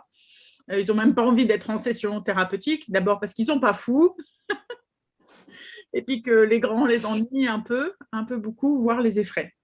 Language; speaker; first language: French; native; French